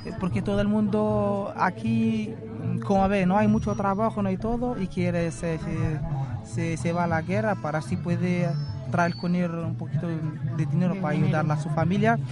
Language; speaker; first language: Spanish; non-native, learner; Arabic